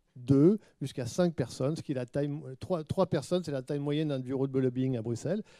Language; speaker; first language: French; native; French